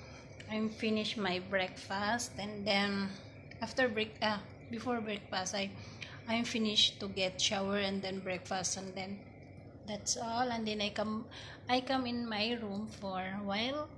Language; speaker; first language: English; non-native, learner; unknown